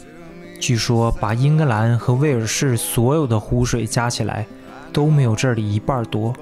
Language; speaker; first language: Chinese; native; Chinese